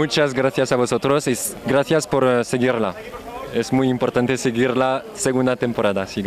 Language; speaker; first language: Spanish; non-native, learner; French